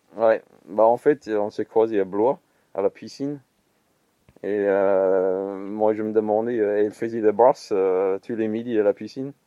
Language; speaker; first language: French; non-native, fluent; English